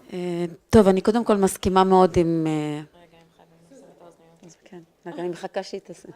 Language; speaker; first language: Hebrew; non-native, local second language; Arabic